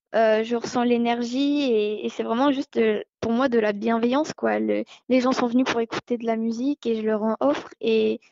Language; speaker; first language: French; native; French